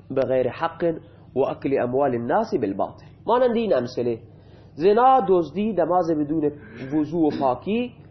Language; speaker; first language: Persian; non-native, local second language; Baluchi